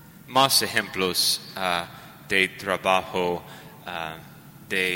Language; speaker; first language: Spanish; non-native, learner; English